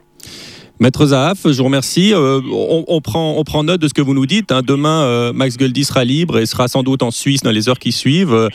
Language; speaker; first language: French; native; French